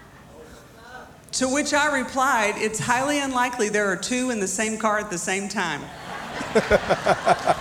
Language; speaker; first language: English; native; English